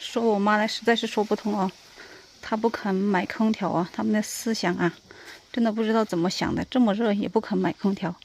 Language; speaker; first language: Chinese; native; Chinese